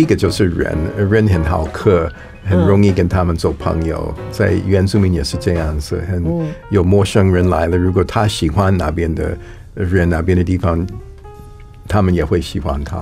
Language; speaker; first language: Chinese; non-native, fluent; English